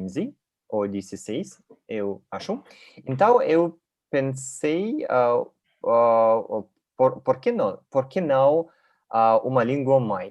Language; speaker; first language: Portuguese; non-native, learner; Russian